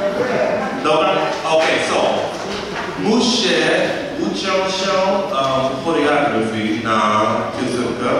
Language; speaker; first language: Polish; non-native, learner; English